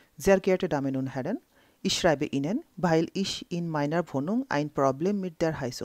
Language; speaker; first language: German; non-native, local second language; Bangla